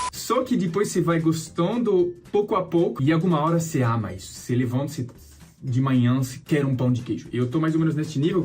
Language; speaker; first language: Portuguese; non-native, fluent; French